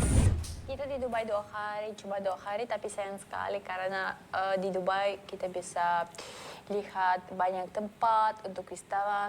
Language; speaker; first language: Indonesian; non-native, learner; Russian